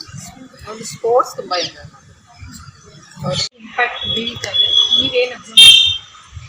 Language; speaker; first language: Kannada; non-native, local second language; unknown